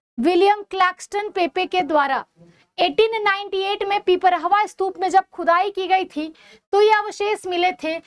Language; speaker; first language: Hindi; native; Hindi